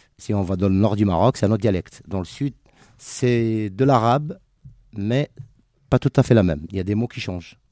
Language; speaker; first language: French; non-native, local second language; Arabic